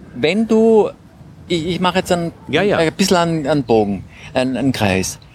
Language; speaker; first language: German; native; German